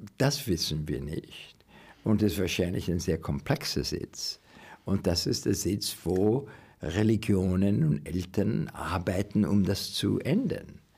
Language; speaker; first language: German; non-native, learner; English